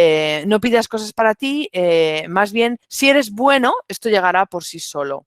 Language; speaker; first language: Spanish; native; Spanish